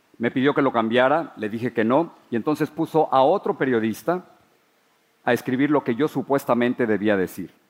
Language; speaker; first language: Spanish; native; Spanish